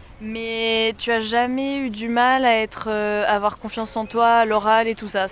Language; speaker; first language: French; native; French